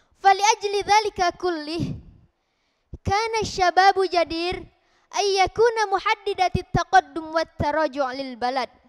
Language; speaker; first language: Arabic; non-native, learner; Indonesian